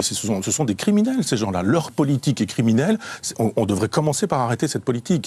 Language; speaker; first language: French; native; French